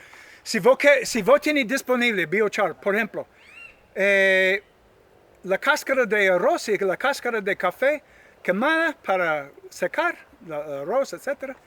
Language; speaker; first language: Spanish; non-native, learner; English